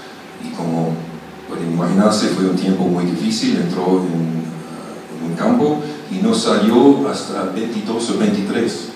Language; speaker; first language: Spanish; non-native, fluent; German